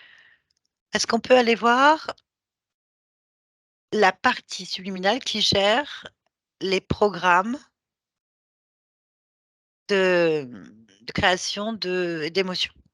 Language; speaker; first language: French; native; French